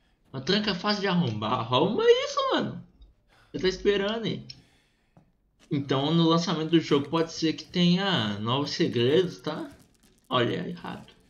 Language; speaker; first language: Portuguese; native; Portuguese